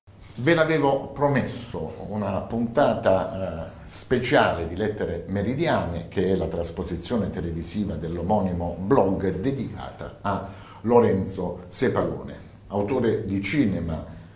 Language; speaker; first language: Italian; native; Italian